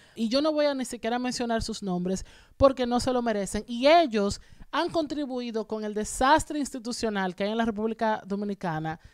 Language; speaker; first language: Spanish; native; Spanish